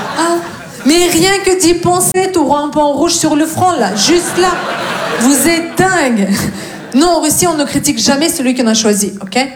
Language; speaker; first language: French; non-native, fluent; Russian